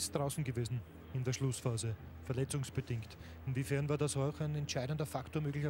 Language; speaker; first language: German; native; German